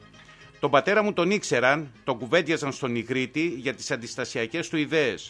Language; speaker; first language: Greek; native; Greek